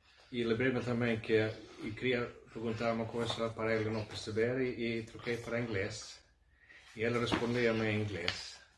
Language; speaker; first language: Portuguese; non-native, fluent; Swedish